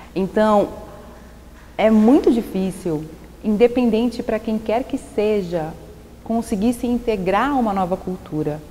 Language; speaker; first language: Portuguese; native; Portuguese